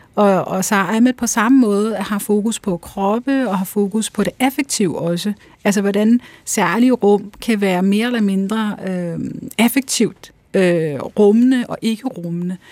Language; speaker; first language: Danish; early bilingual, other home language; Urdu